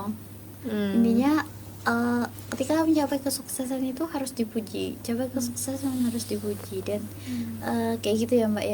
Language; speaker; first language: Indonesian; native; Indonesian